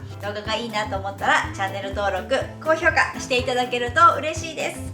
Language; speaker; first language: Japanese; native; Japanese